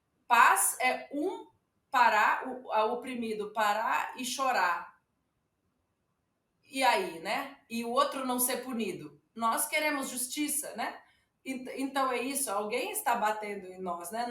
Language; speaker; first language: Portuguese; non-native, fluent; Ukrainian